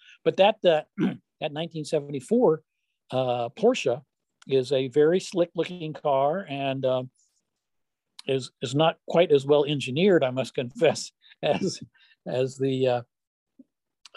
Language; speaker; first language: English; native; English